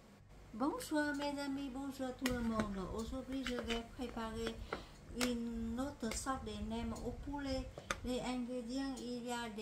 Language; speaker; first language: French; non-native, fluent; Vietnamese